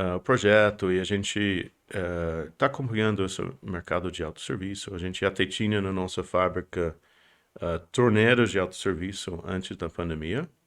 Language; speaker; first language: Portuguese; non-native, fluent; English